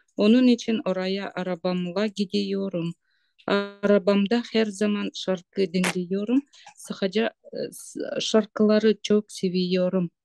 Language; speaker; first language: Turkish; non-native, learner; Yakut